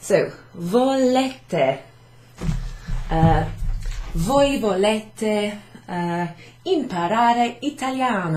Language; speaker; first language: Italian; non-native, fluent; English